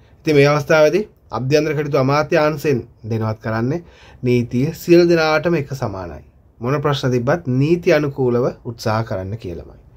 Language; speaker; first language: Sinhala; non-native, local second language; Tamil